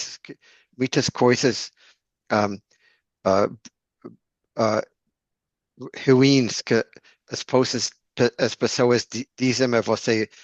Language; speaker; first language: Portuguese; non-native, learner; English